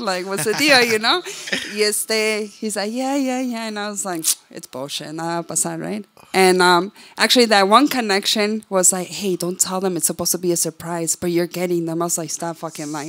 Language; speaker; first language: English; early bilingual, other home language; Spanish